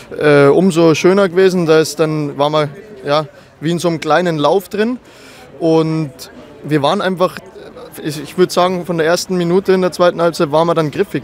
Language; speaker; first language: German; native; German